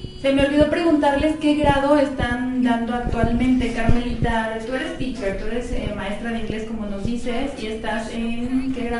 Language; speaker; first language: Spanish; native; Spanish